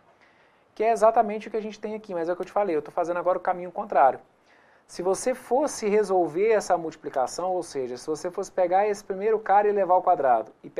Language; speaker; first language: Portuguese; native; Portuguese